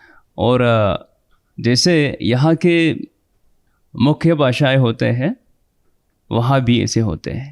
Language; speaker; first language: Hindi; non-native, fluent; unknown